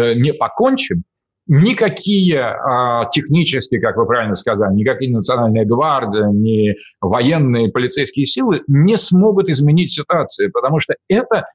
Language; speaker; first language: Russian; native; Russian